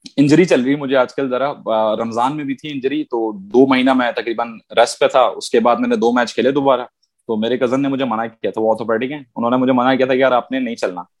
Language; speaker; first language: Urdu; native; Urdu